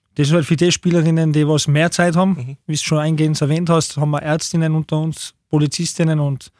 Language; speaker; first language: German; native; German